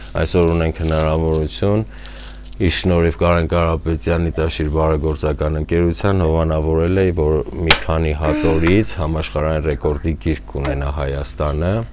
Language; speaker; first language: Armenian; native; Armenian